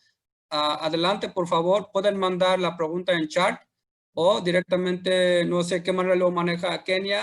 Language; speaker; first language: Spanish; non-native, fluent; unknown